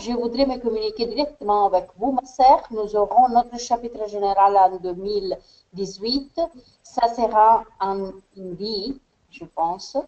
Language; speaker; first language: French; non-native, fluent; Spanish